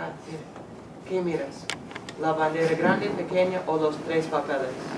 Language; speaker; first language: Spanish; non-native, fluent; English